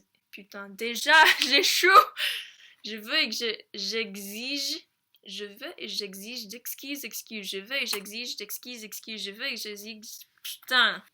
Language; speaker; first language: French; non-native, fluent; English